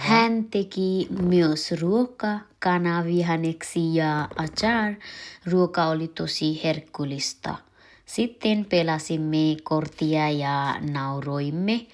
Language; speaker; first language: Finnish; non-native, learner; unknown